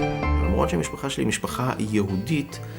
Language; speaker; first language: Hebrew; non-native, fluent; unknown